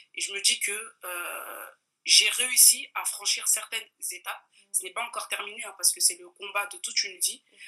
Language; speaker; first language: French; non-native, local second language; Bambara